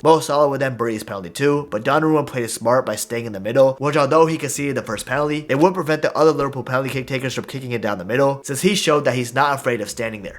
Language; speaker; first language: English; native; English